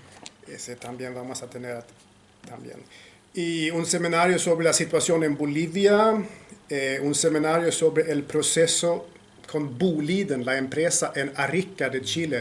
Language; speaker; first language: Spanish; non-native, fluent; Swedish